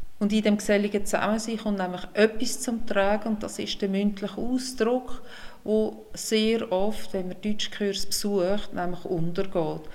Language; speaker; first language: German; native; German